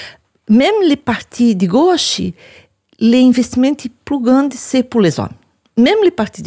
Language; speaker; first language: French; non-native, learner; Portuguese